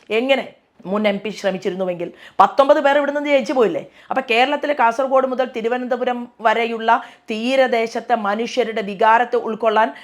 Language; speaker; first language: Malayalam; native; Malayalam